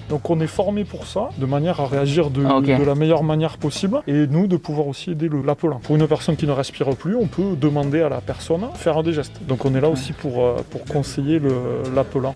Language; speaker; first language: French; native; French